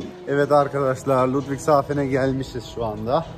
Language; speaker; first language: Turkish; early bilingual, heritage; Turkish